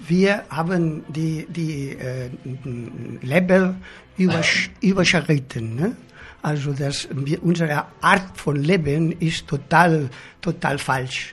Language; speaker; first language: German; non-native, learner; Catalan